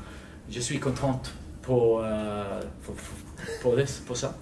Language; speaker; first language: French; non-native, learner; English